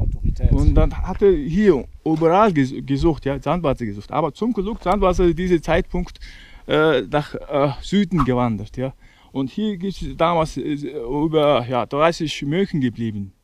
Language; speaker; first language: German; non-native, learner; Mongolian